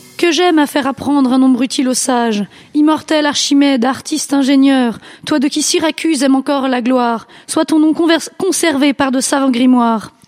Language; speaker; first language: French; native; French